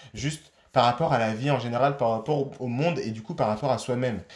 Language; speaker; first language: French; native; French